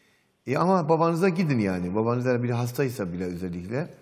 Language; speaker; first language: Turkish; native; Turkish